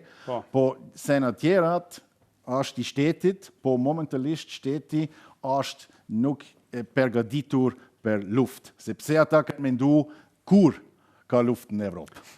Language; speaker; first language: Albanian; non-native, learner; German